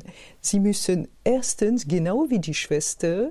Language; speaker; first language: German; non-native, fluent; French